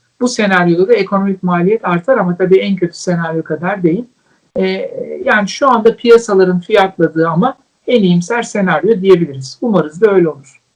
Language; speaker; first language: Turkish; native; Turkish